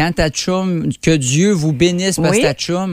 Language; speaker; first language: French; native; French